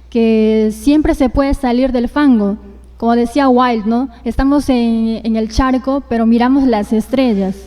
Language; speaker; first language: Spanish; native; Spanish